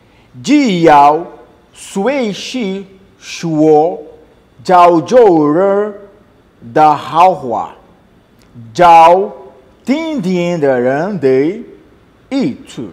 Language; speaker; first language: Chinese; non-native, learner; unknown